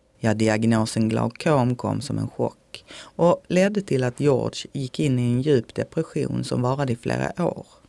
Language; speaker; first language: Swedish; native; Swedish